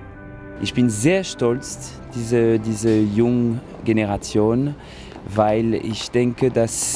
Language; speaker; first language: German; non-native, learner; French